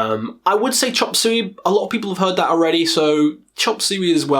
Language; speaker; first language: English; native; English